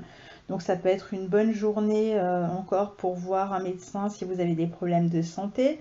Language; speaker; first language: French; native; French